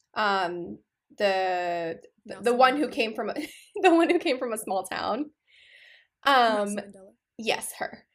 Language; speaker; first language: English; non-native, local second language; Punjabi